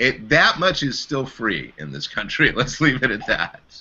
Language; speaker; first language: English; native; English